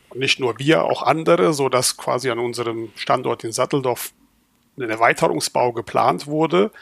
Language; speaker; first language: German; native; German